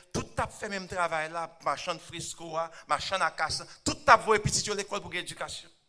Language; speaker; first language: French; non-native, local second language; Haitian Creole